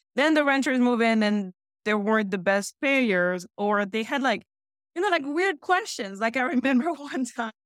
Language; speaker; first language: English; non-native, fluent; French